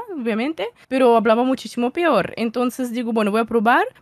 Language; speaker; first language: Spanish; non-native, fluent; Russian